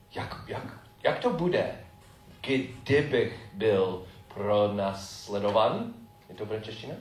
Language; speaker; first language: Czech; non-native, fluent; English